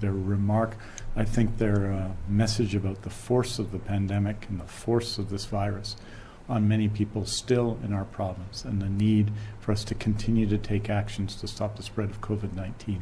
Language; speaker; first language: English; native; English